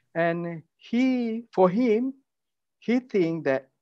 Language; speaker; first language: English; non-native, local second language; Malay